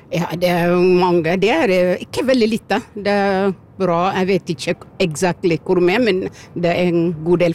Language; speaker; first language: Norwegian; early bilingual, other home language; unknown